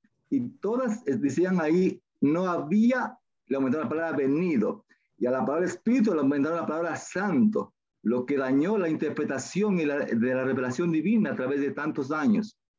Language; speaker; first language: Spanish; native; Spanish